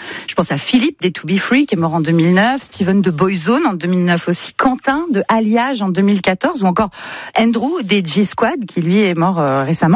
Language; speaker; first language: French; native; French